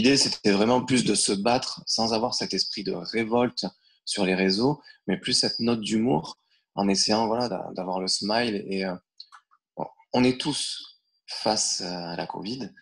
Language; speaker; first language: French; native; French